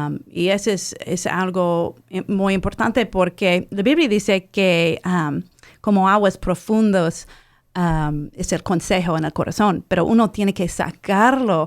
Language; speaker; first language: Spanish; non-native, fluent; English